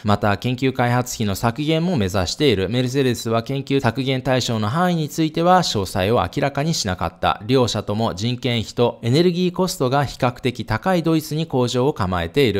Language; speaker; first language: Japanese; native; Japanese